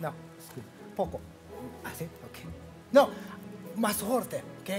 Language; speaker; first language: Spanish; non-native, learner; Japanese